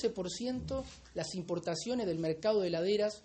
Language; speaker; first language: Spanish; native; Spanish